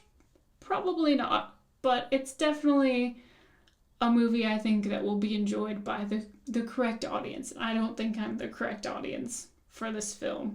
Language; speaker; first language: English; native; English